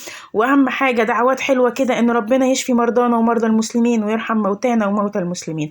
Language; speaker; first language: Arabic; native; Arabic